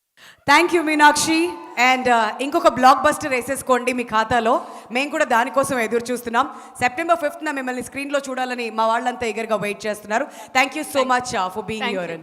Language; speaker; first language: Telugu; native; Telugu